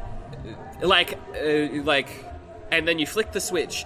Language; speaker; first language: English; native; English